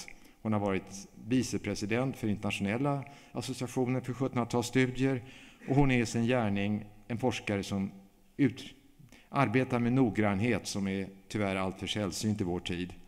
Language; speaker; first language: Swedish; native; Swedish